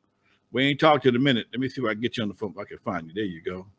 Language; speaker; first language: English; native; English